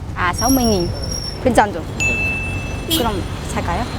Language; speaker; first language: Korean; non-native, learner; Vietnamese